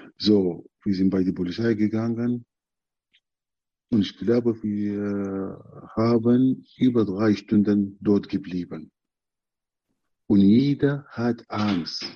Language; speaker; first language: German; non-native, learner; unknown